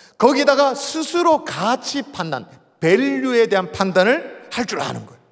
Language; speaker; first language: Korean; native; Korean